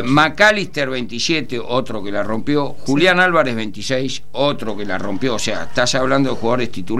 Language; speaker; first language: Spanish; native; Spanish